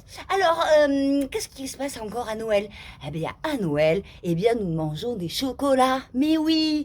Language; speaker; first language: French; native; French